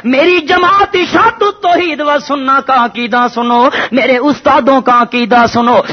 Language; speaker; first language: Urdu; non-native, local second language; Punjabi